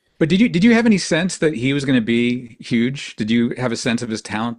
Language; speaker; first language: English; native; English